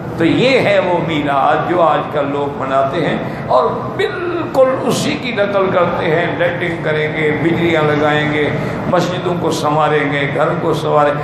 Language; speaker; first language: Urdu; native; Urdu